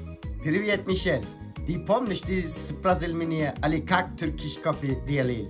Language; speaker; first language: Russian; non-native, learner; Turkish